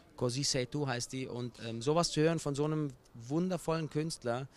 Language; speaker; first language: German; native; German